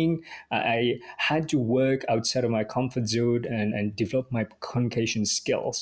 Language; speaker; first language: English; non-native, fluent; Morisyen